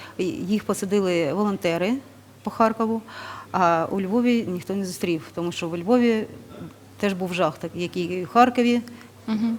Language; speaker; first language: Ukrainian; non-native, local second language; Russian